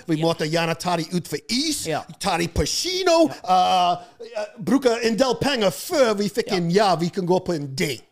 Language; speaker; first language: Norwegian; non-native, fluent; English